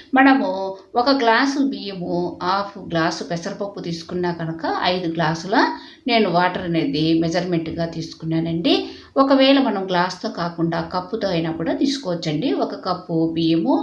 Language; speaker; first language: Telugu; native; Telugu